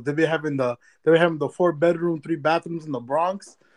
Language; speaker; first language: English; early bilingual, other home language; Spanish